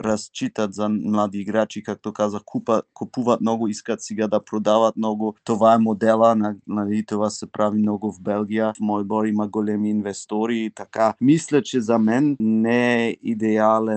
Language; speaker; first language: Bulgarian; early bilingual, heritage; Bulgarian